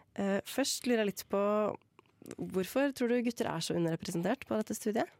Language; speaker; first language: Norwegian; native; Norwegian